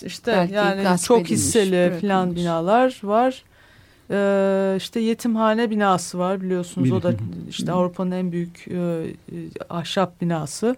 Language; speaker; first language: Turkish; native; Turkish